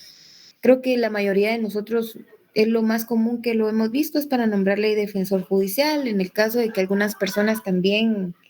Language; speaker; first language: Spanish; native; Spanish